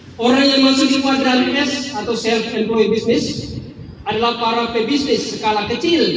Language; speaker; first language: Indonesian; non-native, local second language; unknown